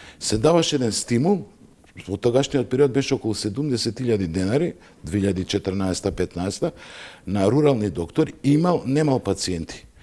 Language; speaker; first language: Macedonian; native; Macedonian